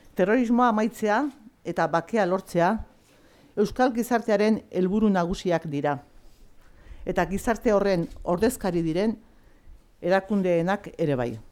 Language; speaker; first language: Basque; native; Basque